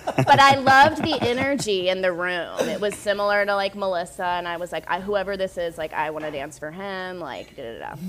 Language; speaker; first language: English; native; English